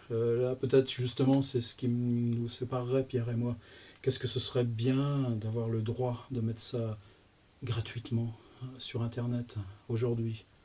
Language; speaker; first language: French; native; French